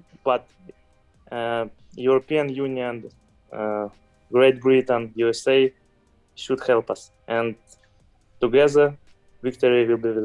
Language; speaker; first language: English; non-native, fluent; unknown